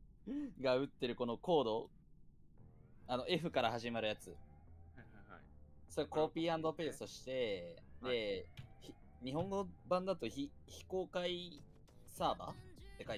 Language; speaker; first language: Japanese; native; Japanese